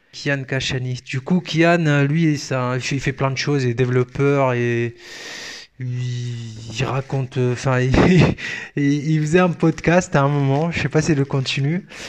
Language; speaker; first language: French; non-native, local second language; Arabic